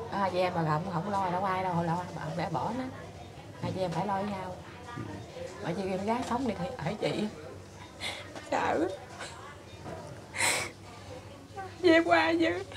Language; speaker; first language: Vietnamese; native; Vietnamese